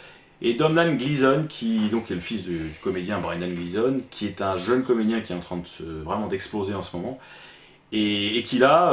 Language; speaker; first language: French; native; French